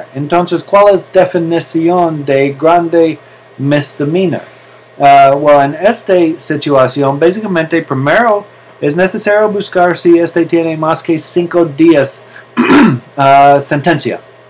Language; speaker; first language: Spanish; non-native, learner; English